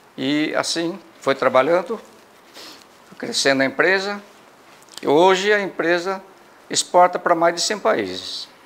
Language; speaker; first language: Portuguese; early bilingual, other home language; Japanese